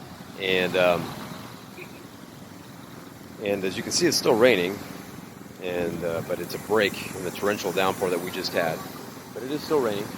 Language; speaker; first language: English; native; English